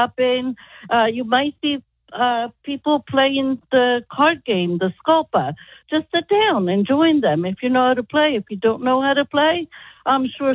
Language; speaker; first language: English; non-native, fluent; Italian